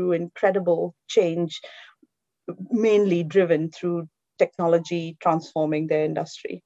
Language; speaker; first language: English; non-native, local second language; Konkani